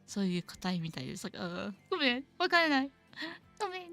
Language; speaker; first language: Japanese; non-native, learner; English